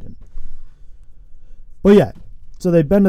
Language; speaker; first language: English; native; English